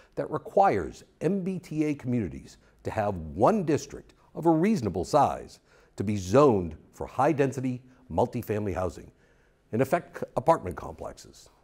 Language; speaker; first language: English; native; English